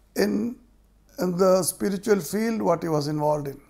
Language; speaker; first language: English; non-native, local second language; Malayalam